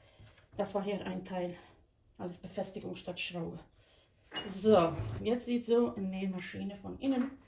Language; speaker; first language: German; non-native, fluent; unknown